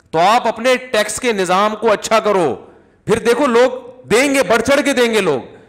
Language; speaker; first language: Urdu; native; Urdu